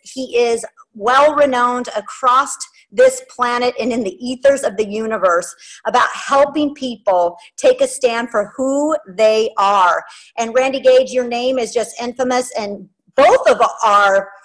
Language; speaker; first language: English; native; English